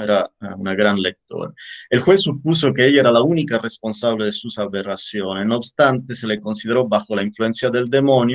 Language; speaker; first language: Spanish; native; Spanish